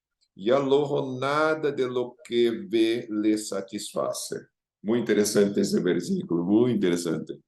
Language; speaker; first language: Spanish; non-native, fluent; Portuguese